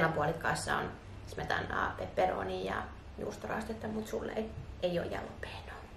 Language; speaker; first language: Finnish; native; Finnish